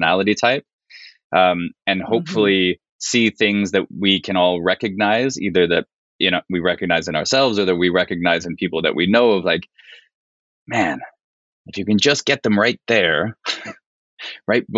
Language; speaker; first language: English; native; English